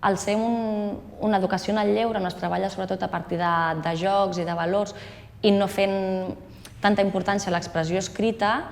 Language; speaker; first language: Catalan; native; Catalan